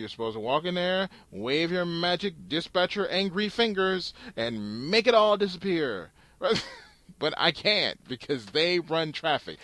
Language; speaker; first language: English; native; English